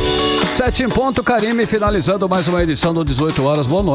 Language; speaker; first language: Portuguese; native; Portuguese